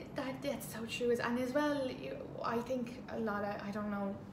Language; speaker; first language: English; native; English